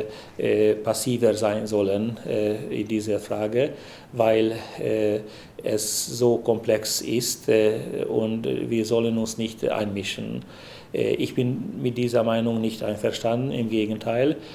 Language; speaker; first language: German; non-native, fluent; Hungarian